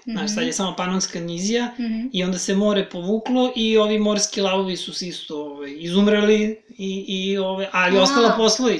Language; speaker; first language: Serbian; native; Serbian